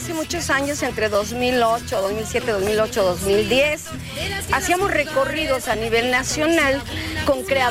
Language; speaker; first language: Spanish; non-native, local second language; Zapotec